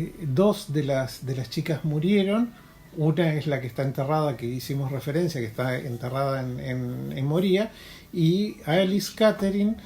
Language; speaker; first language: Spanish; native; Spanish